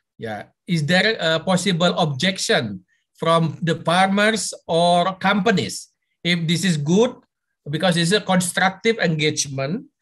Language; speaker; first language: English; non-native, fluent; Indonesian